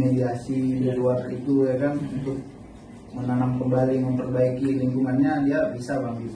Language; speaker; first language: Indonesian; native; Indonesian